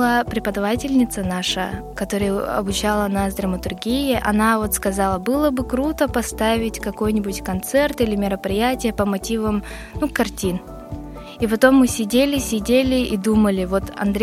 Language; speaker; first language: Russian; native; Russian